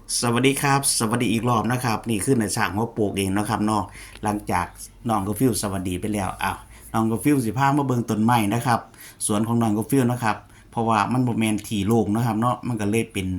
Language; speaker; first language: Thai; non-native, local second language; Lao